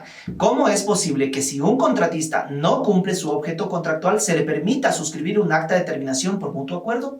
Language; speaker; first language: Spanish; native; Spanish